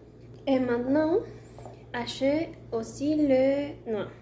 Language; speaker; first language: French; non-native, learner; Spanish